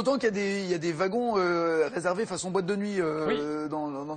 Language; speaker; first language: French; native; French